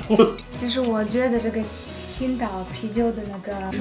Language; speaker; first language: Chinese; non-native, fluent; Russian